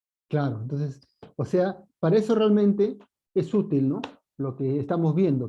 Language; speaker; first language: Spanish; native; Spanish